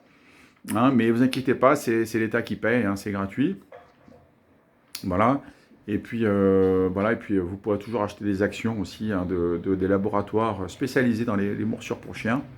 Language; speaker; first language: French; native; French